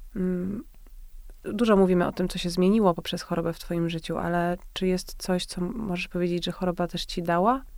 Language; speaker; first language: Polish; native; Polish